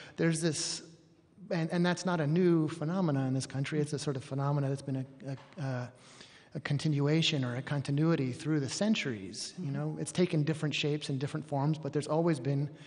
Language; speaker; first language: English; native; English